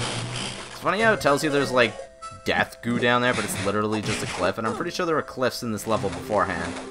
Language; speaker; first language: English; native; English